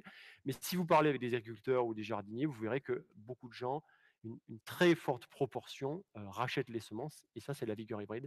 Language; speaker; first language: French; native; French